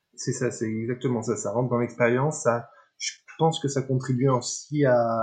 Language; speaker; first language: French; native; French